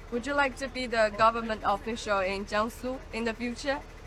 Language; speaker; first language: English; non-native, fluent; Chinese